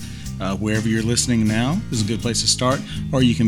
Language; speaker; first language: English; native; English